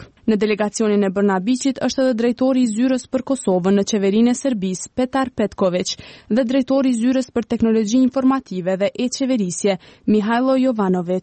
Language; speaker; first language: Albanian; native; Albanian